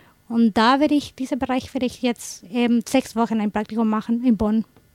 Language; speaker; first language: German; non-native, learner; Spanish